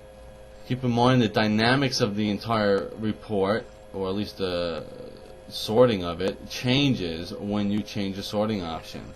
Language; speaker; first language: English; native; English